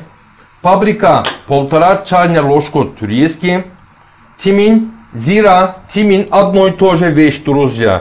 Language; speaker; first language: Russian; non-native, learner; Turkish